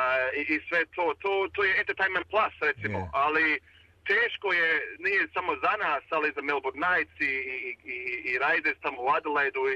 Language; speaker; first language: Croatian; early bilingual, heritage; Croatian